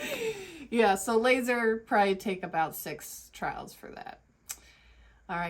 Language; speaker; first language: English; native; English